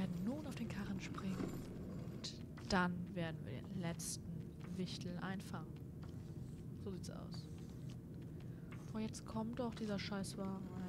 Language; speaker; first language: German; native; German